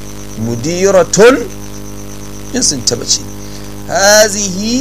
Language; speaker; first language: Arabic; non-native, fluent; Hausa